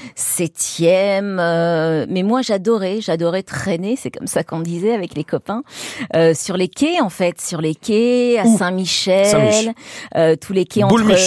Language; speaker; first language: French; native; French